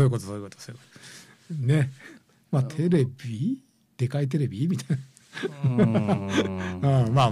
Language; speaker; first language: Japanese; native; Japanese